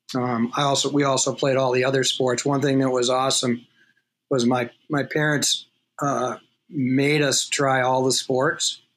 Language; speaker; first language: English; native; English